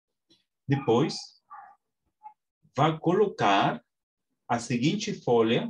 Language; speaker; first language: Portuguese; non-native, fluent; Spanish